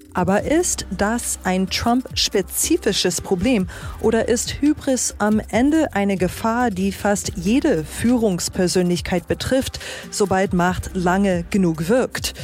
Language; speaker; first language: German; native; German